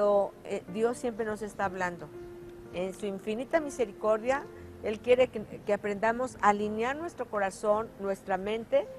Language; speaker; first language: Spanish; native; Spanish